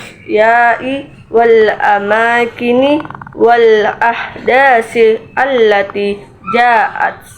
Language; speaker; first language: Arabic; non-native, learner; Indonesian